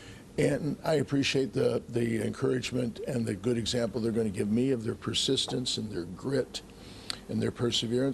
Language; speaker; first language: English; native; English